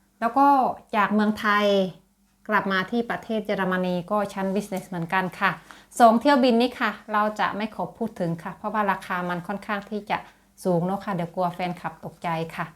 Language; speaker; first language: Thai; native; Thai